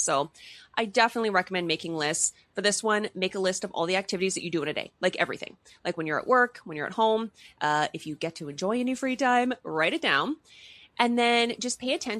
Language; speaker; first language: English; native; English